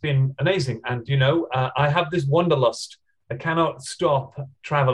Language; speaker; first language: English; native; English